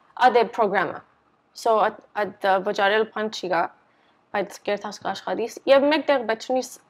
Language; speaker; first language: Armenian; early bilingual, heritage; Armenian